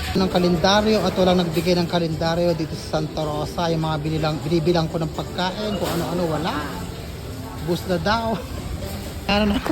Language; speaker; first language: Filipino; non-native, local second language; Iloko